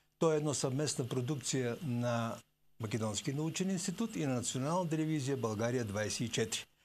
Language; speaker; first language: Bulgarian; native; Bulgarian